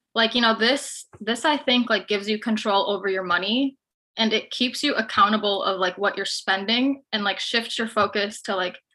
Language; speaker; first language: English; native; English